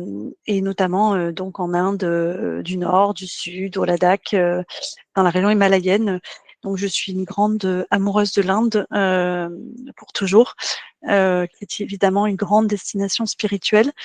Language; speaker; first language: French; native; French